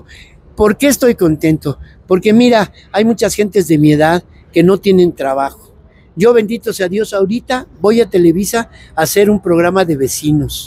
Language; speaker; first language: Spanish; native; Spanish